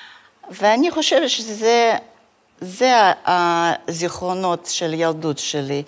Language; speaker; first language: Hebrew; non-native, fluent; Russian